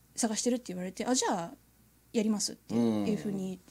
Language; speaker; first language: Japanese; native; Japanese